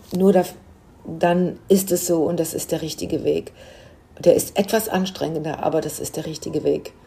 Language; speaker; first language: German; native; German